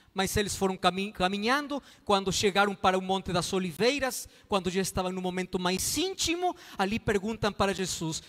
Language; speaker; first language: Portuguese; non-native, fluent; Spanish